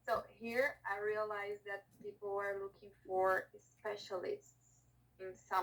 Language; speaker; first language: English; non-native, learner; Portuguese